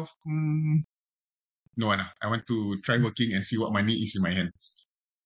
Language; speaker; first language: English; non-native, local second language; Malay